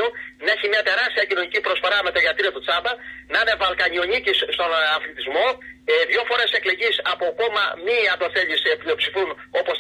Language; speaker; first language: Greek; native; Greek